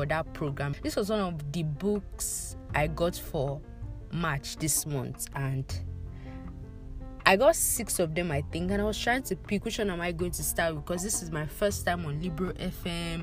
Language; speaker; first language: English; non-native, local second language; Yoruba